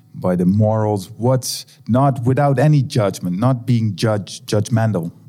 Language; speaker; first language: English; non-native, fluent; Dutch